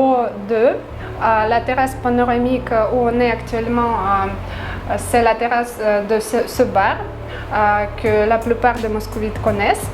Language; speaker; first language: French; non-native, fluent; Russian